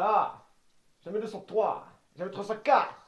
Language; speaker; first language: French; native; French